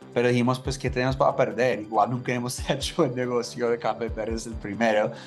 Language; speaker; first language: Spanish; non-native, fluent; English